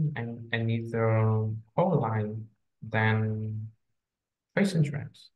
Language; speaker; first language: English; non-native, learner; Vietnamese